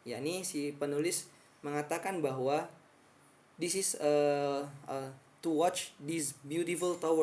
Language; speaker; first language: English; non-native, fluent; Indonesian